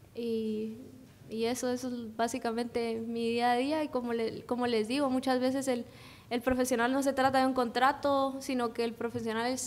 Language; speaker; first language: Spanish; native; Spanish